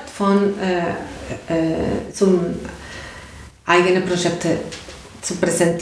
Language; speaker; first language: German; non-native, learner; Spanish